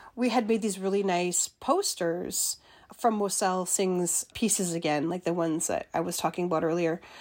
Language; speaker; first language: English; native; English